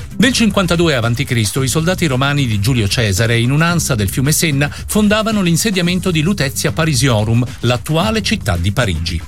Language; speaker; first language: Italian; native; Italian